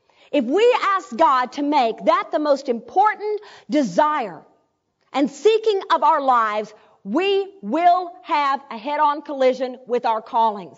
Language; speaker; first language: English; native; English